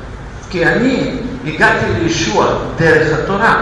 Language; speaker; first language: Hebrew; non-native, fluent; Russian